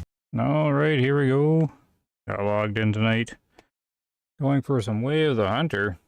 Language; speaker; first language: English; native; English